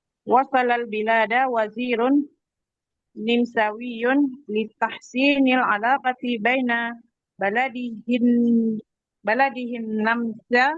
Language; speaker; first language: Arabic; non-native, learner; Indonesian